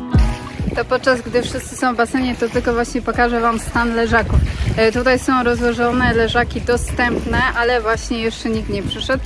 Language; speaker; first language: Polish; native; Polish